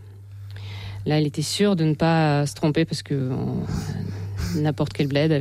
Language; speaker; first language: French; non-native, fluent; Russian